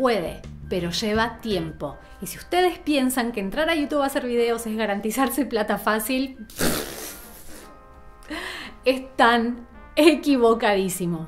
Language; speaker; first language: Spanish; native; Spanish